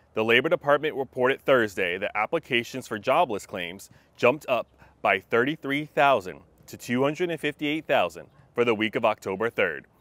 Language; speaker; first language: English; native; English